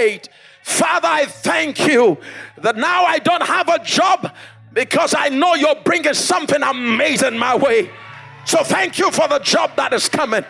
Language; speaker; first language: English; non-native, local second language; Yoruba